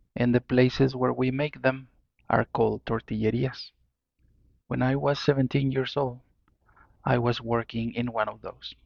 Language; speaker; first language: English; non-native, fluent; Spanish